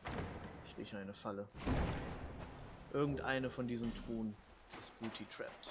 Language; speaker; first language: German; native; German